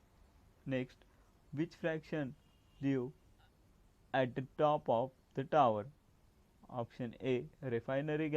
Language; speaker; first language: English; non-native, local second language; Marathi